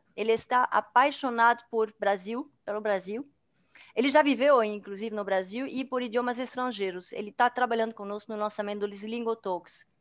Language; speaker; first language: Portuguese; non-native, fluent; French